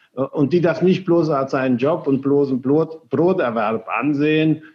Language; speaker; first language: German; early bilingual, other home language; Spanish